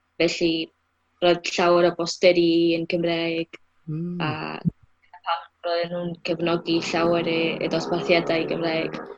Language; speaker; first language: Welsh; non-native, fluent; Spanish